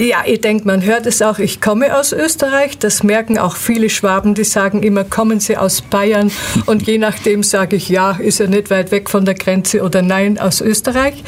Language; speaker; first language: German; native; German